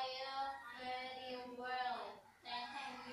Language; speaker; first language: English; non-native, learner; Indonesian